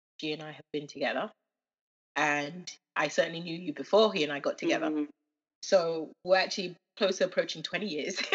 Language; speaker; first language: English; early bilingual, other home language; Yoruba